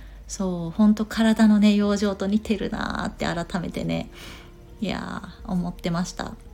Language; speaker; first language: Japanese; native; Japanese